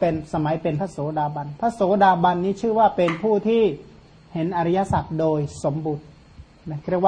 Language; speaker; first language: Thai; non-native, local second language; Khmer